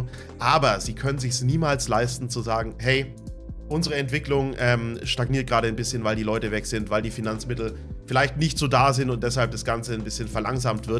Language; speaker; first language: German; native; German